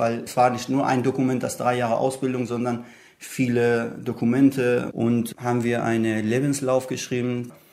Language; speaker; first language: German; non-native, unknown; Persian